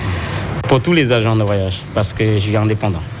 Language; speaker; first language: French; non-native, fluent; Khmer